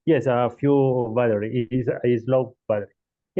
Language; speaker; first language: English; non-native, learner; Spanish